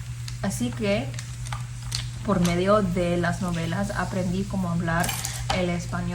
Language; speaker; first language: Spanish; non-native, fluent; English